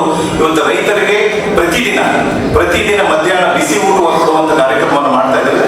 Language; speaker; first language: Kannada; native; Kannada